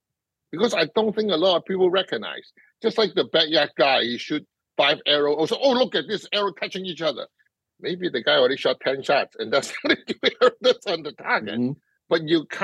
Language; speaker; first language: English; non-native, local second language; Cantonese